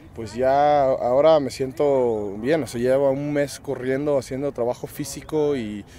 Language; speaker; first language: Spanish; early bilingual, other home language; English